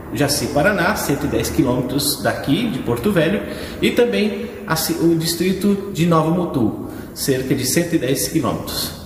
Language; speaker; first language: Portuguese; native; Portuguese